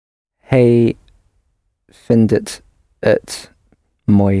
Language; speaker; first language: Dutch; non-native, learner; English